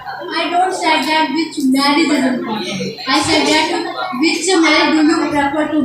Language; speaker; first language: English; non-native, learner; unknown